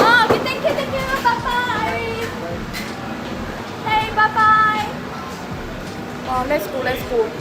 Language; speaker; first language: English; non-native, learner; Japanese